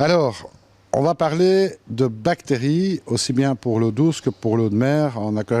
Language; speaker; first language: French; native; French